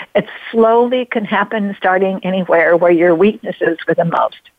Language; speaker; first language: English; native; English